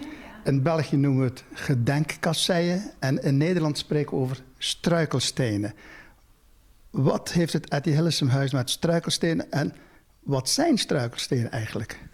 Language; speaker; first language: Dutch; native; Dutch